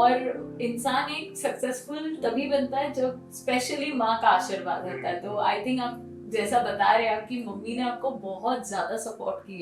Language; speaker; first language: Hindi; native; Hindi